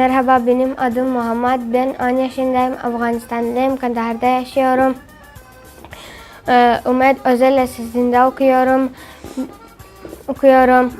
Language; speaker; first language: Turkish; non-native, learner; Pashto